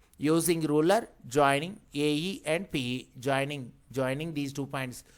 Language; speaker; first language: English; non-native, local second language; Telugu